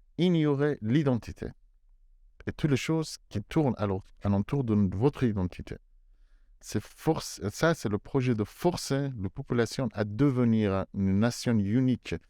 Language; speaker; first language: French; non-native, fluent; Persian